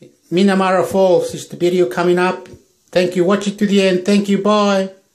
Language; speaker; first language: English; non-native, fluent; Spanish